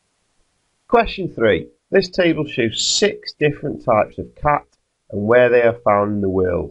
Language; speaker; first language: English; native; English